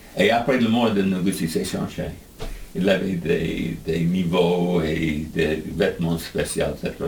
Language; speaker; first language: French; non-native, learner; English